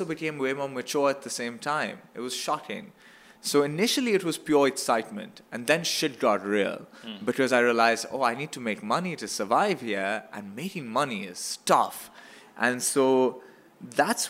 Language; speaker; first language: English; non-native, local second language; Urdu